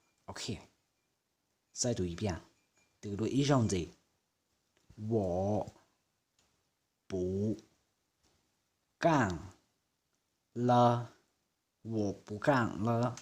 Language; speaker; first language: Chinese; non-native, fluent; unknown